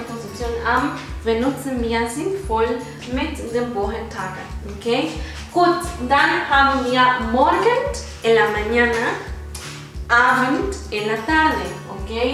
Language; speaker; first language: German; non-native, fluent; Spanish